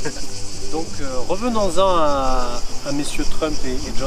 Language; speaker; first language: French; native; French